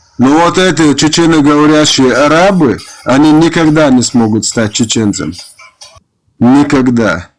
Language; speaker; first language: Russian; non-native, local second language; Chechen